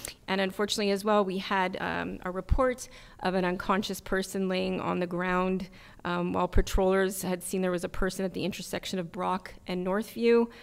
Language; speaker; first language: English; native; English